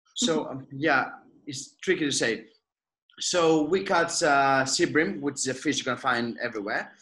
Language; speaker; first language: English; non-native, fluent; Greek